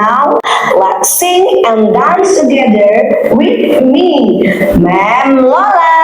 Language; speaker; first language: English; non-native, fluent; Indonesian